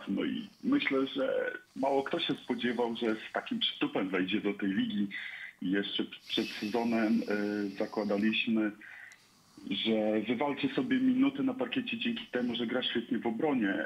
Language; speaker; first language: Polish; native; Polish